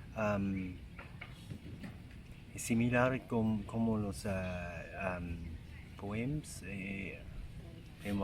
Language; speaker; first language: Spanish; non-native, learner; German